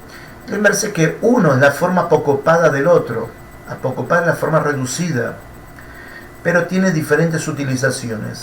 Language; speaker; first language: Spanish; non-native, fluent; Portuguese